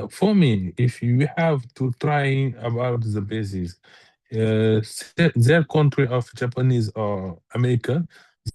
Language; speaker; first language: English; non-native, learner; French